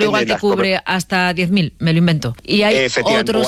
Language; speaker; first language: Spanish; native; Spanish